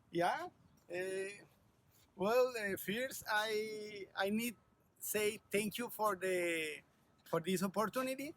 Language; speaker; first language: English; non-native, learner; Spanish